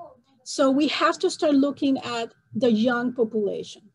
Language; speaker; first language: English; non-native, fluent; Spanish